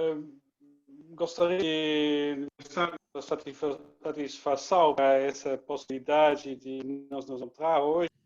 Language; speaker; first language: Portuguese; non-native, learner; Dutch